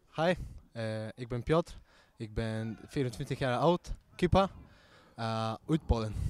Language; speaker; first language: Dutch; non-native, learner; Polish